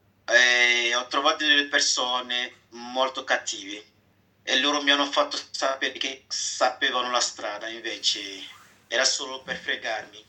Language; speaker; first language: Italian; non-native, fluent; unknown